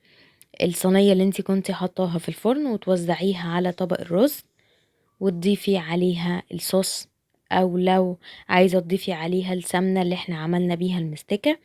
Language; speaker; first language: Arabic; native; Arabic